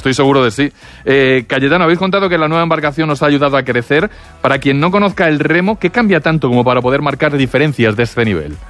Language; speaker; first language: Spanish; native; Spanish